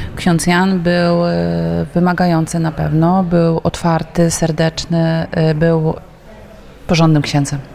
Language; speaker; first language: Polish; native; Polish